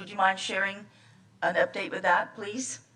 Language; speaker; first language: English; native; English